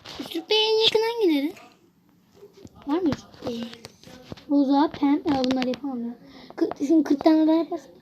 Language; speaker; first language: Turkish; native; Turkish